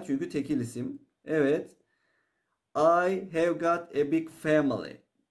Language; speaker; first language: English; non-native, fluent; Turkish